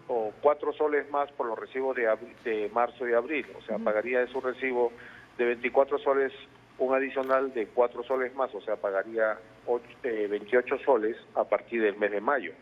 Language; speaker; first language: Spanish; native; Spanish